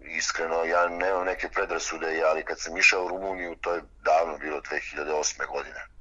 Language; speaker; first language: Serbian; native; Serbian